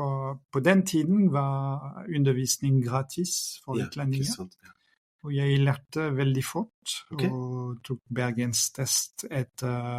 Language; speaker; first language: Norwegian; non-native, fluent; French